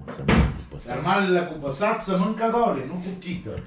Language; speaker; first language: Romanian; native; Romanian